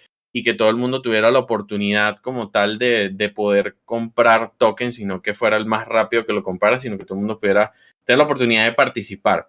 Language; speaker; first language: Spanish; native; Spanish